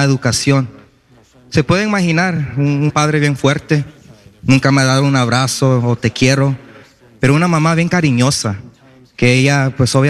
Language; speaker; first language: Spanish; early bilingual, heritage; Spanish